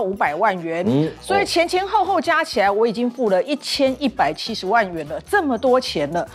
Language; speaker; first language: Chinese; native; Chinese